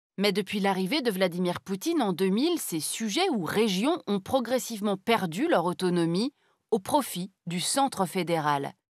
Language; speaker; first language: French; native; French